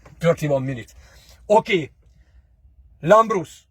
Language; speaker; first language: English; non-native, fluent; Hungarian